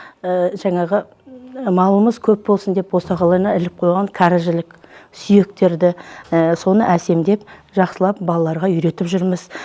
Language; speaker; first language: Kazakh; native; Kazakh